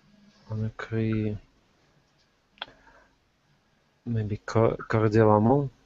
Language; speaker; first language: French; non-native, learner; Russian